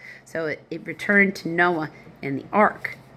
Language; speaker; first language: English; native; English